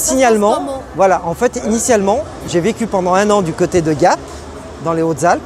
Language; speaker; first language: French; native; French